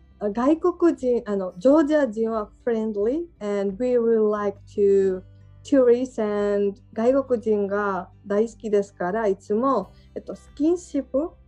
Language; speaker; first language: Japanese; non-native, learner; Georgian